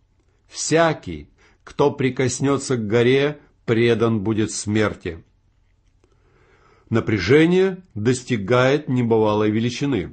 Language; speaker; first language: Russian; native; Russian